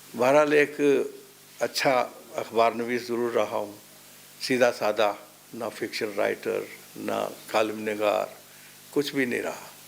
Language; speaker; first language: Urdu; non-native, local second language; Pahari-Potwari